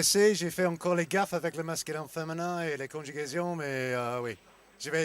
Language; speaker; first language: French; non-native, learner; English